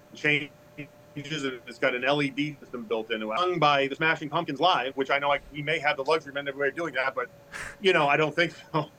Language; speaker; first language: English; native; English